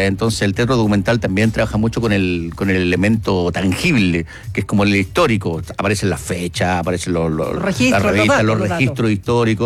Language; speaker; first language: Spanish; native; Spanish